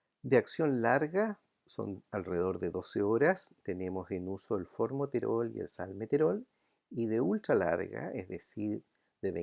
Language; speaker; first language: Spanish; native; Spanish